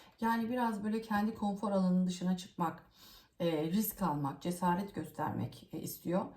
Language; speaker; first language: Turkish; native; Turkish